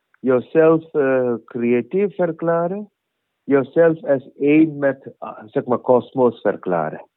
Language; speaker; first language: Dutch; non-native, learner; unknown